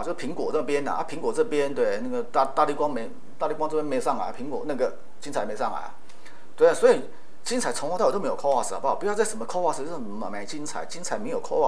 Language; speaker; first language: Chinese; native; Chinese